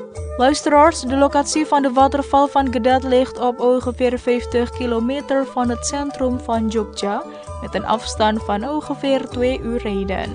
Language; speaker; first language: Dutch; non-native, fluent; Indonesian